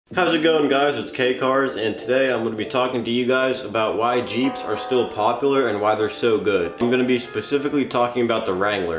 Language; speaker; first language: English; native; English